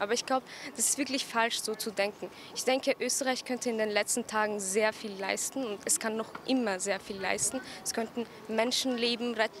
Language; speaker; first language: German; early bilingual, other home language; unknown